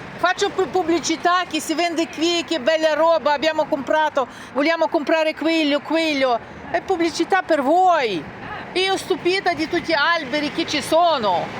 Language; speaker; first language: Italian; non-native, learner; Ukrainian